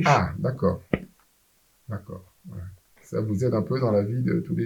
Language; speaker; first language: French; native; French